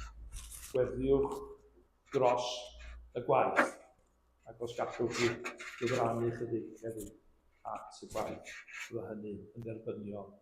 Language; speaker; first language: Welsh; native; Welsh